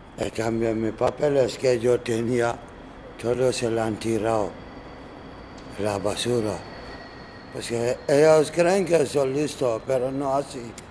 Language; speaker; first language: Spanish; non-native, learner; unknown